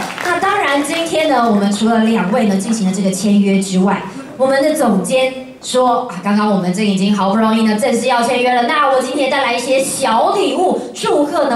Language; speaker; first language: Chinese; native; Chinese